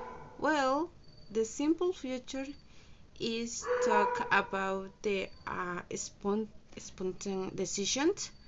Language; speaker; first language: English; non-native, learner; Spanish